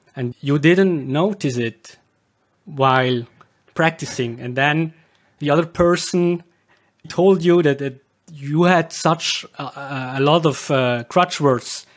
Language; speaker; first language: English; non-native, fluent; German